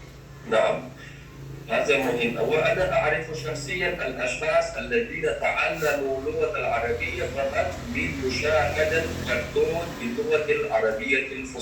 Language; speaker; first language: Arabic; non-native, fluent; Chechen